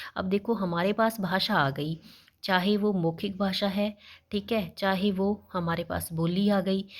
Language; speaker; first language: Hindi; non-native, local second language; Punjabi